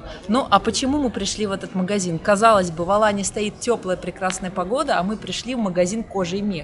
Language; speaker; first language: Russian; native; Russian